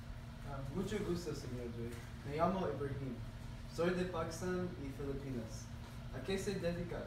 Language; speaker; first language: Spanish; non-native, learner; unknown